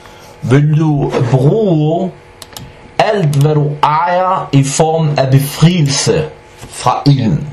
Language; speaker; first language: Danish; non-native, fluent; Arabic